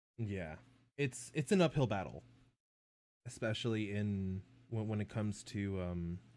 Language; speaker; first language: English; native; English